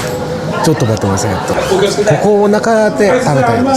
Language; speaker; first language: Japanese; non-native, learner; Korean